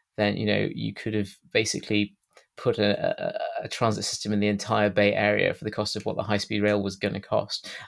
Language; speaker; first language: English; native; English